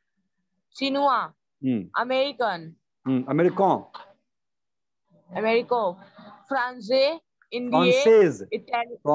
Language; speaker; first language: French; non-native, learner; Hindi